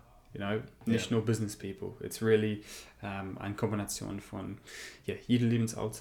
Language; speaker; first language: German; non-native, learner; English